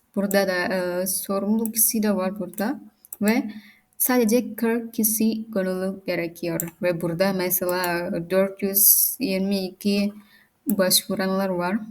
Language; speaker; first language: Turkish; non-native, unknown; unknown